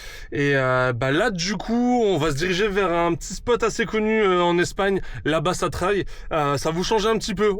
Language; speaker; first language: French; native; French